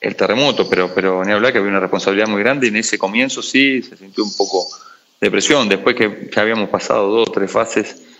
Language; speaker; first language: Spanish; native; Spanish